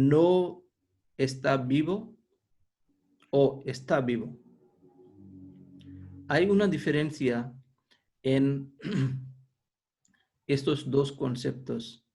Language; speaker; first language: Spanish; non-native, fluent; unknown